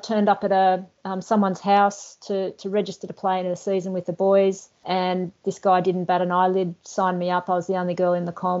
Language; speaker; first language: English; native; English